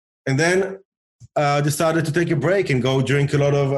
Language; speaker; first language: English; early bilingual, other home language; Hebrew